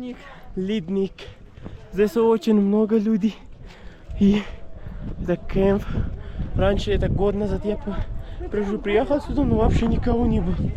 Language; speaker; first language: Russian; non-native, learner; Urdu